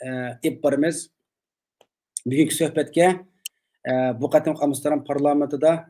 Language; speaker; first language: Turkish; non-native, learner; Uyghur